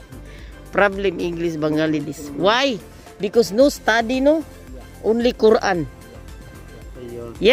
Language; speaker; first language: English; non-native, local second language; Filipino